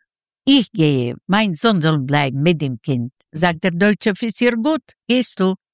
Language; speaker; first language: German; non-native, learner; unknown